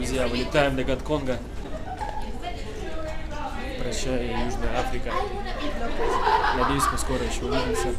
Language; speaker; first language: Russian; native; Russian